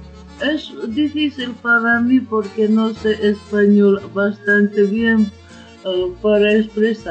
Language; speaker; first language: Spanish; non-native, learner; Ukrainian